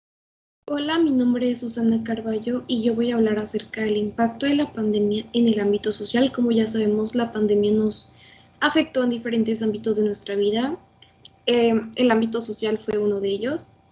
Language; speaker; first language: Spanish; native; Spanish